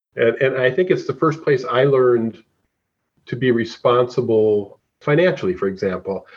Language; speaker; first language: English; native; English